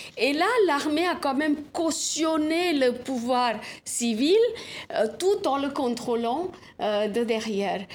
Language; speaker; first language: French; non-native, fluent; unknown